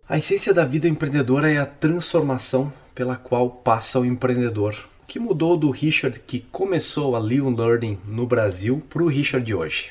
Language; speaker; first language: Portuguese; native; Portuguese